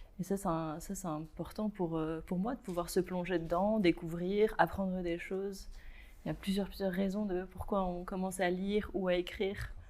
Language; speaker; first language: French; early bilingual, other home language; Arabic